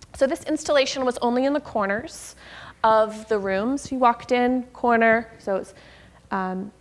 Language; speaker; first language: English; native; English